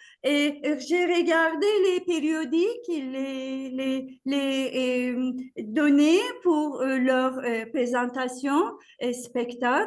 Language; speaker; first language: French; non-native, fluent; Turkish